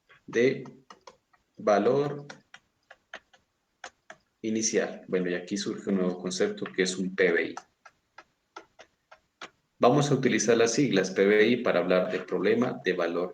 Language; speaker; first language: Spanish; native; Spanish